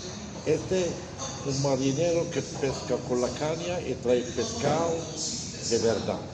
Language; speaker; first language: Spanish; non-native, learner; Arabic